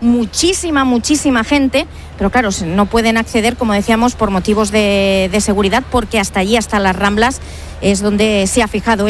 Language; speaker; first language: Spanish; native; Spanish